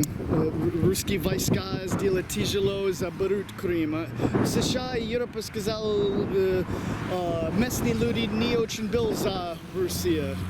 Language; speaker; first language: Russian; non-native, learner; English